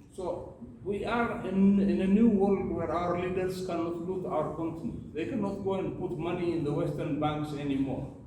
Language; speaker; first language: English; non-native, local second language; Amharic